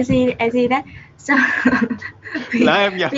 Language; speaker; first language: English; non-native, learner; Vietnamese